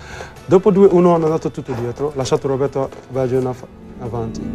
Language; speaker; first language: Italian; non-native, fluent; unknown